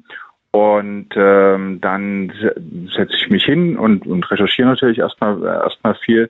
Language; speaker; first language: German; native; German